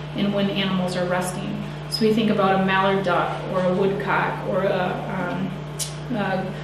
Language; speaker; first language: English; native; English